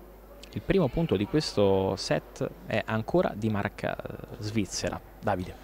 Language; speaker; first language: Italian; native; Italian